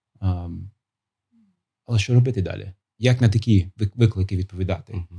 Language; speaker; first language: Ukrainian; non-native, fluent; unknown